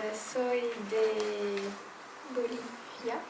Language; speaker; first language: Spanish; non-native, learner; French